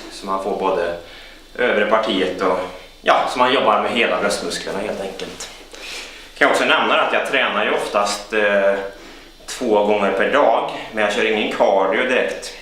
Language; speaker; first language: Swedish; native; Swedish